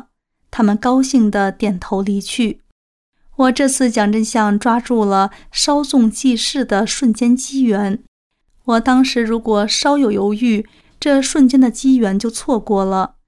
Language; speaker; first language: Chinese; native; Chinese